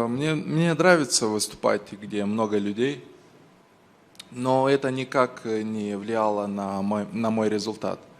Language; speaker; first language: Russian; non-native, local second language; Romanian